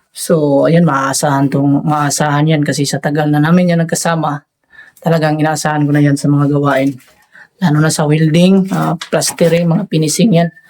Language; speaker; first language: Filipino; non-native, local second language; Cebuano